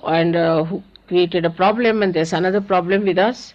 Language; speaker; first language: English; non-native, local second language; Marathi